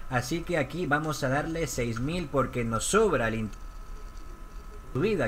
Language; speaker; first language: Spanish; native; Spanish